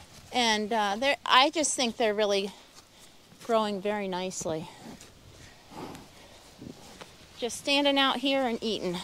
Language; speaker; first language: English; native; English